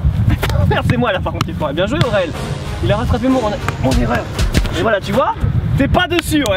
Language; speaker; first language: French; native; French